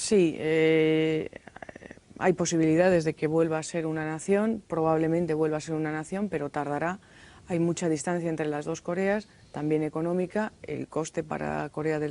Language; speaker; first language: Spanish; native; Spanish